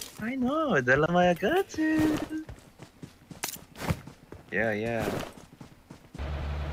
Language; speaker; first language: English; non-native, learner; Korean